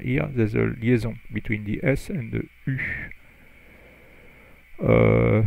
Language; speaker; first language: English; non-native, fluent; French